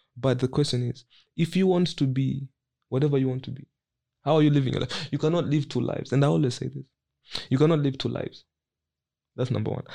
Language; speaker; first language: English; non-native, local second language; Nyanja